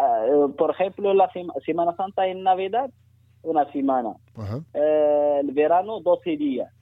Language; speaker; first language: Spanish; non-native, learner; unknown